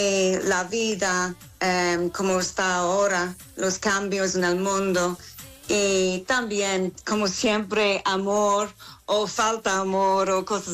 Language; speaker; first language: Spanish; non-native, learner; English